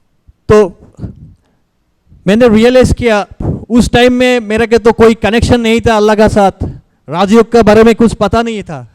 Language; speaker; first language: Hindi; non-native, learner; Bangla